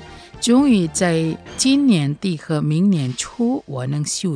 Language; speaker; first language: Chinese; non-native, fluent; Indonesian